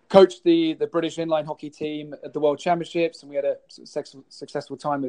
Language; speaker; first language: English; native; English